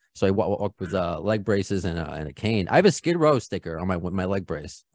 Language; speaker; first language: English; native; English